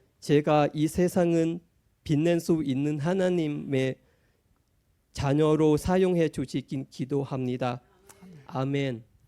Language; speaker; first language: Korean; non-native, fluent; Thai